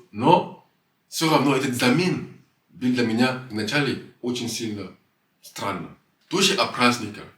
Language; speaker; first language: Russian; non-native, fluent; French